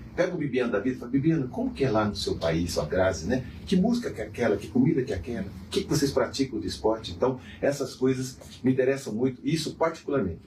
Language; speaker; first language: Portuguese; native; Portuguese